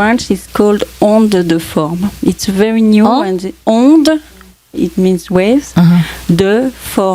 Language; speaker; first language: English; non-native, fluent; French